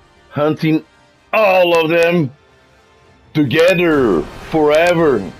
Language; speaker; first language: English; non-native, fluent; Portuguese